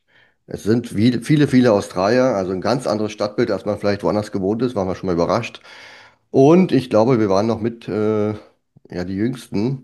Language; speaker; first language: German; native; German